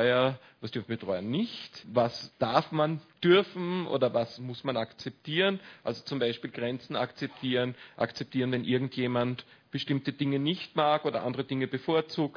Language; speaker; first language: German; native; German